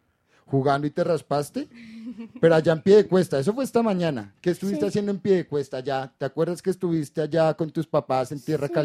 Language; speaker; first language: Spanish; native; Spanish